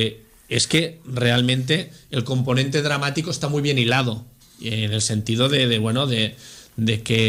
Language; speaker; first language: Spanish; native; Spanish